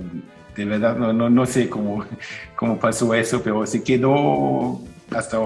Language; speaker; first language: Spanish; non-native, fluent; German